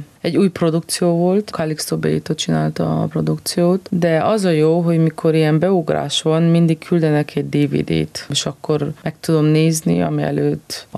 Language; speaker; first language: Hungarian; non-native, fluent; Romanian